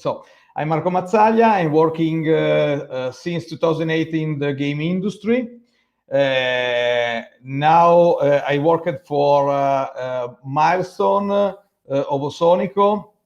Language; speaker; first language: English; non-native, fluent; Italian